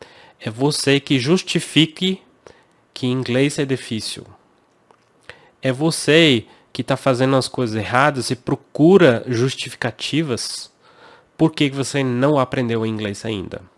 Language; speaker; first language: Portuguese; non-native, fluent; English